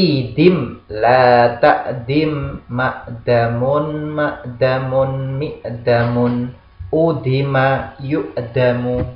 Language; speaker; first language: Arabic; non-native, fluent; Indonesian